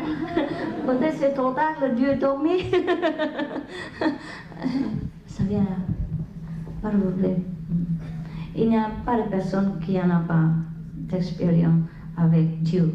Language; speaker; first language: French; non-native, learner; Vietnamese